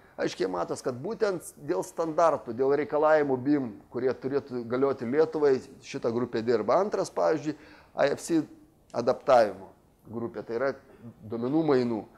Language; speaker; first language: Lithuanian; native; Lithuanian